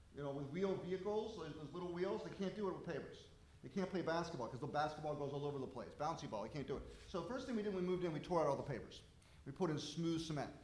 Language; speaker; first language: English; native; English